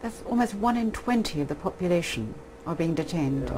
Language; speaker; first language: English; native; English